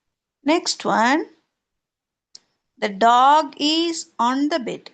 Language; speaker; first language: English; non-native, local second language; Tamil